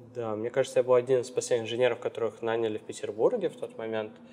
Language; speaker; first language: Russian; native; Russian